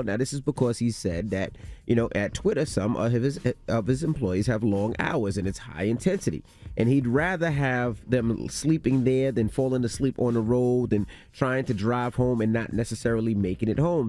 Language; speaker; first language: English; native; English